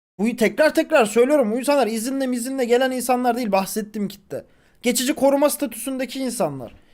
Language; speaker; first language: Turkish; native; Turkish